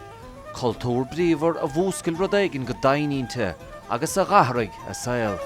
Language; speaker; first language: Irish; native; Irish